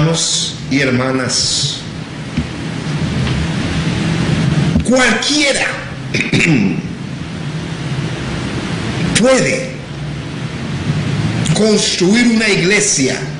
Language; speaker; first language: Spanish; non-native, local second language; English